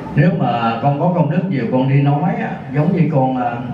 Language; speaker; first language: Vietnamese; native; Vietnamese